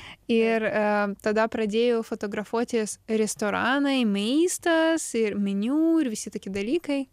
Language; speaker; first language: Lithuanian; non-native, learner; Ukrainian